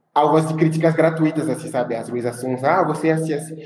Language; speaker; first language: Portuguese; non-native, fluent; French